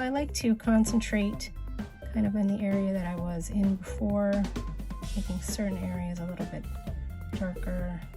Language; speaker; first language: English; native; English